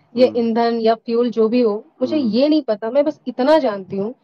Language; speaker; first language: Hindi; native; Hindi